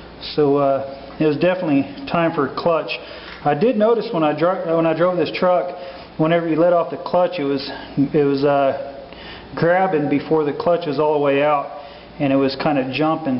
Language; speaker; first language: English; native; English